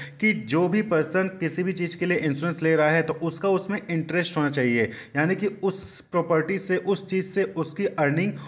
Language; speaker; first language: Hindi; native; Hindi